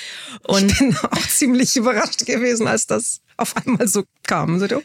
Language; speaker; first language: German; native; German